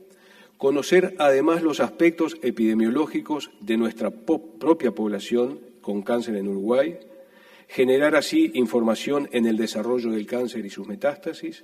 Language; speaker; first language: Spanish; native; Spanish